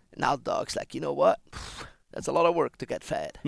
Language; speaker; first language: English; non-native, fluent; Dutch